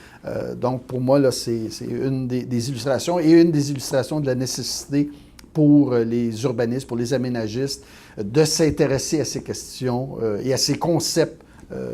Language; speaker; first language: French; native; French